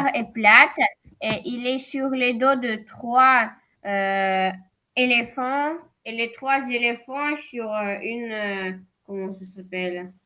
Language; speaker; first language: French; non-native, learner; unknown